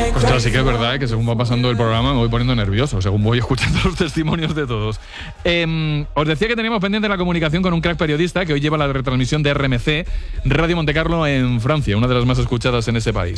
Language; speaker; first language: Spanish; native; Spanish